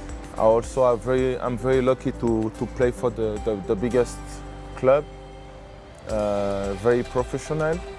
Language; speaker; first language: English; non-native, learner; French